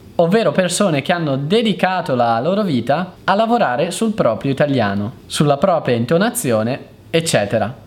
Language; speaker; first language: Italian; native; Italian